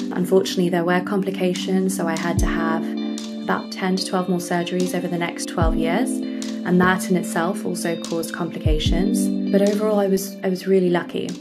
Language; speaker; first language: English; native; English